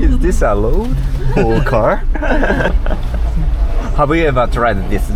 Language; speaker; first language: English; non-native, learner; Japanese